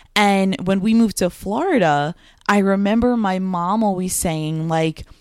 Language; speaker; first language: English; native; English